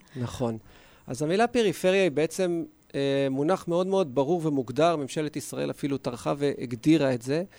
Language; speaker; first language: Hebrew; native; Hebrew